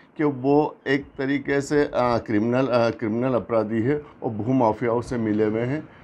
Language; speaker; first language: Hindi; native; Hindi